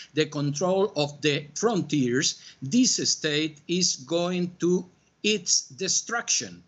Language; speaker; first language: English; non-native, fluent; Spanish